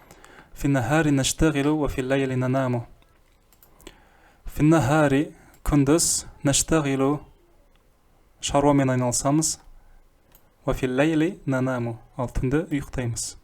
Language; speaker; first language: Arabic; non-native, fluent; Kazakh